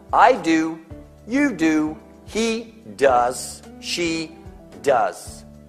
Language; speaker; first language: English; native; English